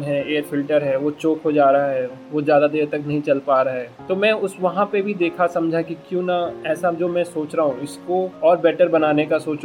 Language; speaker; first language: Hindi; native; Hindi